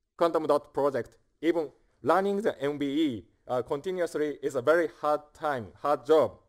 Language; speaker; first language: English; non-native, fluent; Japanese